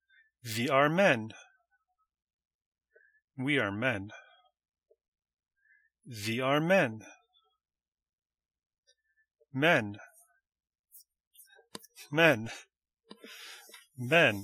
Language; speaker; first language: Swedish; non-native, learner; English